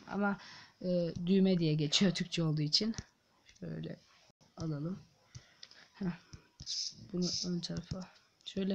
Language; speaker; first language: Turkish; native; Turkish